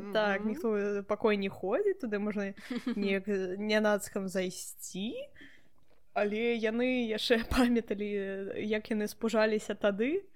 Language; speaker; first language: Belarusian; non-native, local second language; Russian